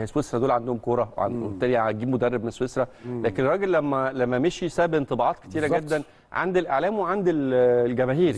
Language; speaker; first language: Arabic; native; Arabic